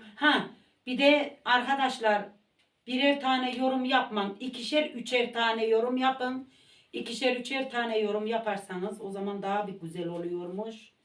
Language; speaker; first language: Turkish; native; Turkish